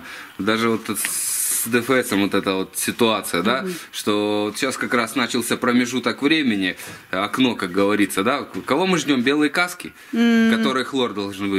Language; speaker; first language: Russian; native; Russian